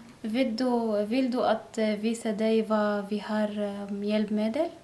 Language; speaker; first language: Swedish; non-native, learner; Arabic